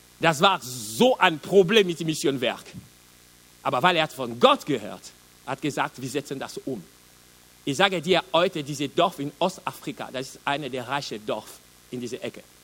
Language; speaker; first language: German; non-native, learner; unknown